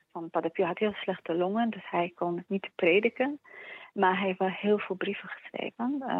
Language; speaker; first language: Dutch; early bilingual, other home language; Polish